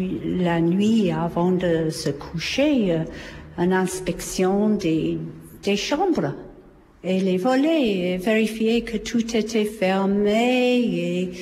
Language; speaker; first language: French; non-native, fluent; English